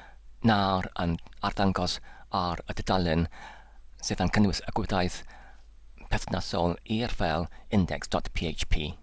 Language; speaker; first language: Welsh; non-native, learner; English